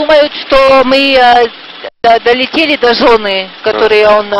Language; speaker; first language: Russian; non-native, learner; French